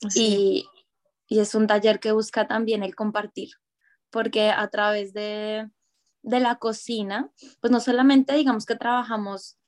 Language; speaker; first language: Spanish; native; Spanish